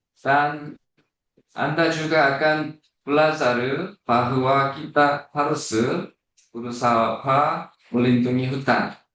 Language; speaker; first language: Indonesian; non-native, fluent; Korean